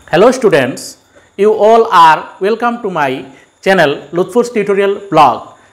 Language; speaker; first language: English; non-native, local second language; Bangla